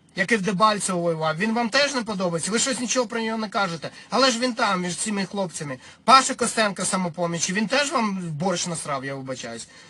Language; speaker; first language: Ukrainian; non-native, local second language; Russian